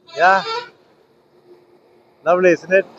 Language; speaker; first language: English; non-native, local second language; Tamil